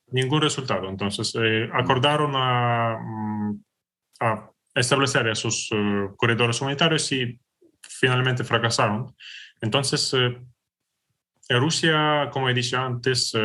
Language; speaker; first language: Spanish; non-native, fluent; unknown